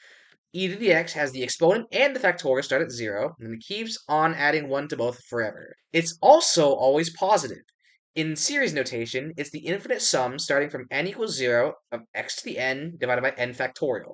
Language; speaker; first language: English; native; English